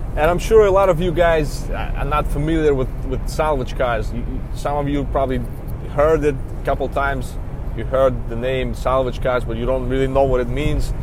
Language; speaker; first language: English; non-native, fluent; Russian